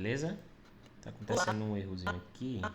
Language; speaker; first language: Portuguese; native; Portuguese